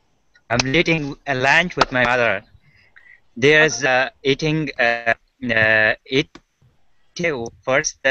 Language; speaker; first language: English; non-native, learner; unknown